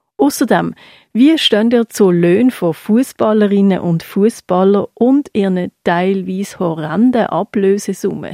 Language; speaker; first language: German; native; German